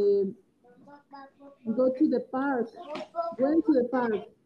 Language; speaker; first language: English; non-native, learner; Spanish